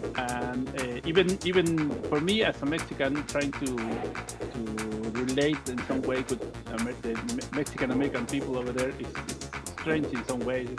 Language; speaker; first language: English; non-native, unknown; Spanish